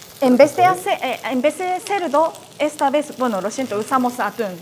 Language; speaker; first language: Spanish; non-native, fluent; Japanese